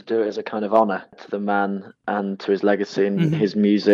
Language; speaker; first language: English; native; English